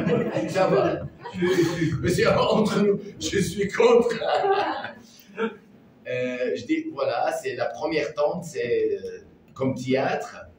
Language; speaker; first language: French; non-native, learner; Arabic